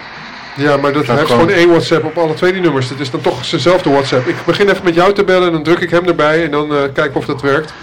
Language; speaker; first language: Dutch; native; Dutch